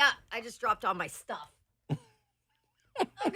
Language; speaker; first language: English; native; English